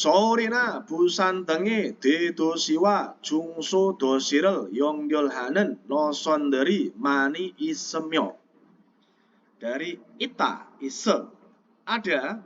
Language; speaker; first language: Korean; non-native, fluent; Indonesian